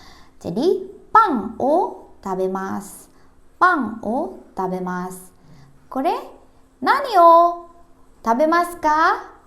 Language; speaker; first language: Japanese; non-native, fluent; Indonesian